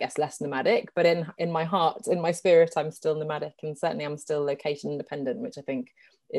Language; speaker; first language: English; native; English